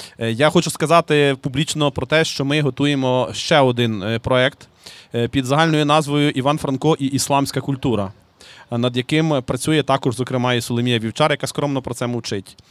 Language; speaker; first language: Ukrainian; native; Ukrainian